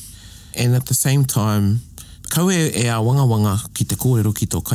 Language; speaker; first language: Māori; non-native, local second language; English